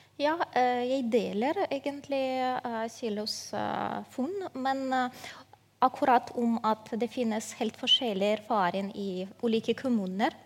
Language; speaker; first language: Norwegian; non-native, fluent; Ukrainian